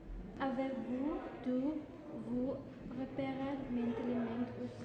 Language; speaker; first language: French; non-native, learner; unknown